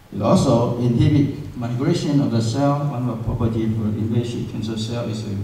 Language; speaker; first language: English; non-native, fluent; Chinese